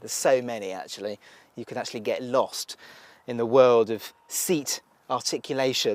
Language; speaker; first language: English; native; English